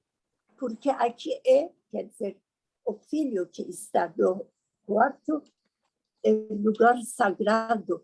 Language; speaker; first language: Portuguese; non-native, learner; Persian